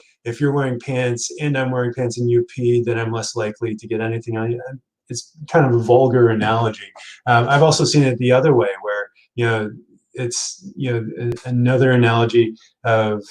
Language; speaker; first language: English; native; English